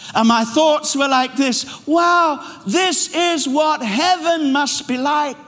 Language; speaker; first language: English; native; English